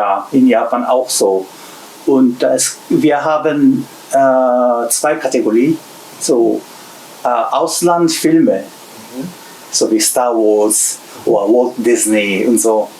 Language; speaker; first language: German; non-native, learner; Japanese